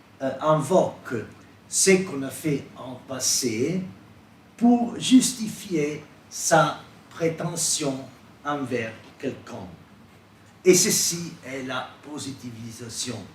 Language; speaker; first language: French; non-native, fluent; Italian